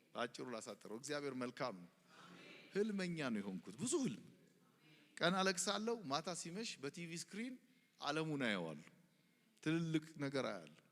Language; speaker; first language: Amharic; non-native, local second language; Oromo